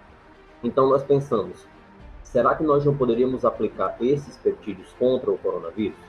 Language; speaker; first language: Portuguese; native; Portuguese